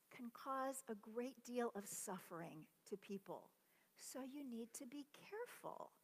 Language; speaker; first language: English; native; English